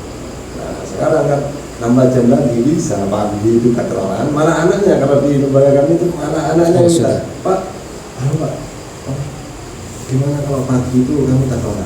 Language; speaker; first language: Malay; non-native, local second language; Javanese